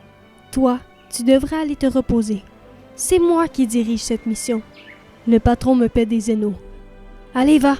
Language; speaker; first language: French; native; French